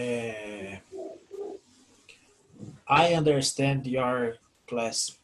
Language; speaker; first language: English; non-native, learner; Portuguese